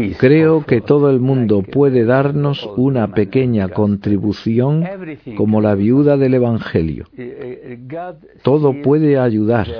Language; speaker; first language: Spanish; non-native, fluent; Arabic